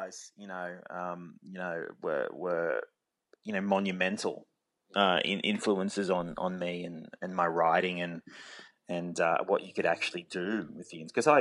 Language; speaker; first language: English; native; English